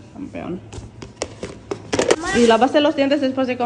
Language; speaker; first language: Spanish; non-native, learner; Indonesian